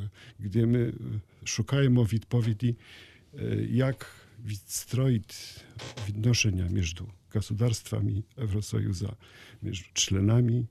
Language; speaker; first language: Ukrainian; non-native, learner; Polish